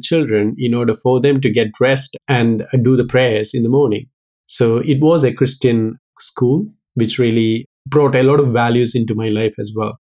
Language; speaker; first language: English; non-native, local second language; Malayalam